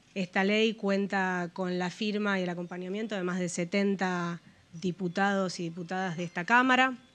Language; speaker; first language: Spanish; native; Spanish